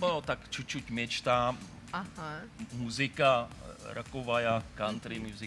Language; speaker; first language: Russian; non-native, learner; Czech